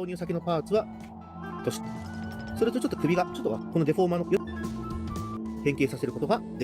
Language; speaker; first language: Japanese; native; Japanese